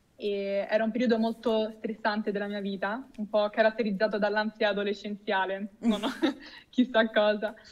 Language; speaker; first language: Italian; native; Italian